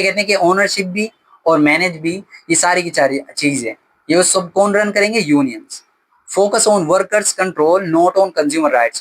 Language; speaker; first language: Hindi; native; Hindi